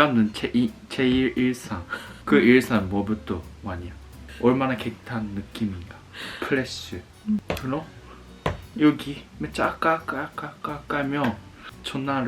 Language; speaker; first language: Korean; non-native, learner; Japanese